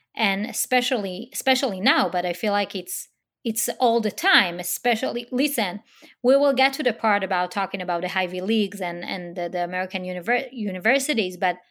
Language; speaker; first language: English; non-native, fluent; Hebrew